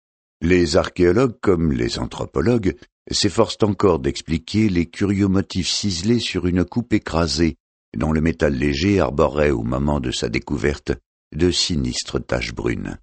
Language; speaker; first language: French; native; French